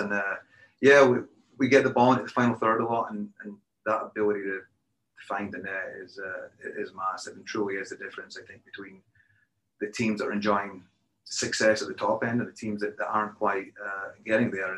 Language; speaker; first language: English; native; English